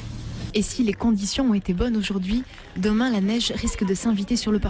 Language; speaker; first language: French; native; French